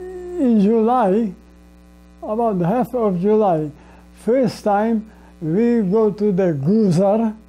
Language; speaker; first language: English; non-native, learner; Polish